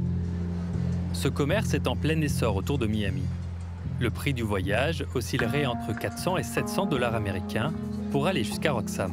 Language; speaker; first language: French; native; French